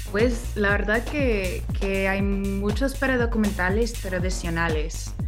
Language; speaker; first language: Spanish; non-native, fluent; English